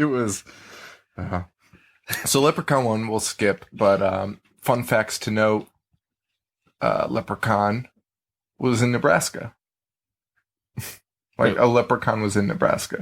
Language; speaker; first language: English; native; English